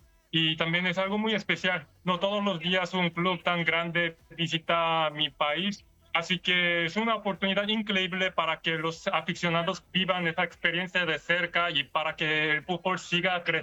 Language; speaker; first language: Spanish; non-native, learner; Korean